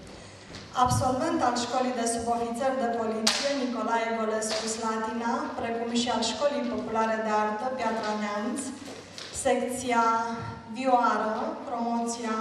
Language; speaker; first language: Romanian; native; Romanian